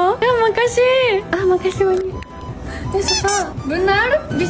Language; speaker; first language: Indonesian; non-native, learner; Russian